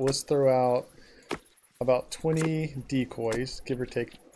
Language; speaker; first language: English; native; English